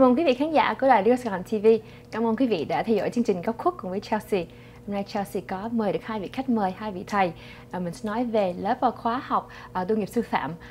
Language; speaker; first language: Vietnamese; early bilingual, heritage; Vietnamese